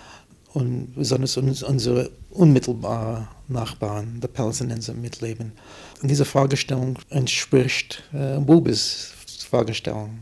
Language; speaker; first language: German; non-native, fluent; English